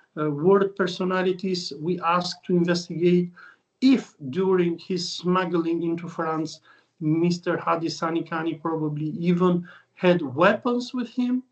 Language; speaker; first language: English; non-native, fluent; Albanian